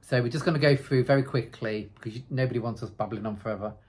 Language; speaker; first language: English; native; English